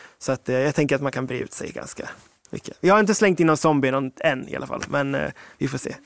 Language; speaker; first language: Swedish; early bilingual, other home language; English